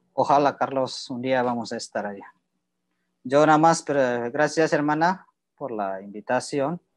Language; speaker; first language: Spanish; non-native, fluent; Indonesian